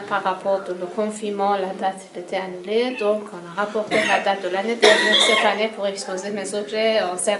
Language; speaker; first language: French; non-native, fluent; Persian